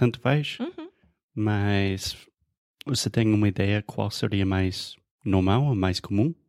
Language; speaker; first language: Portuguese; non-native, fluent; English